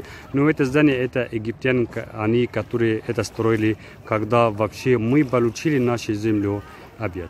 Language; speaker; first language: Russian; non-native, fluent; Arabic